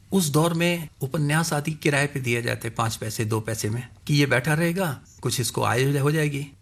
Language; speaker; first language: Hindi; non-native, local second language; Punjabi